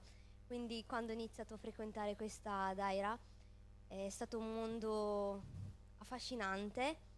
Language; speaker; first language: Italian; early bilingual, other home language; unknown